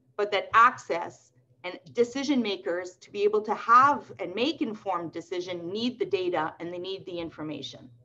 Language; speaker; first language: English; non-native, local second language; French